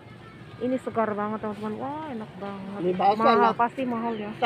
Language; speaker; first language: Indonesian; native; Indonesian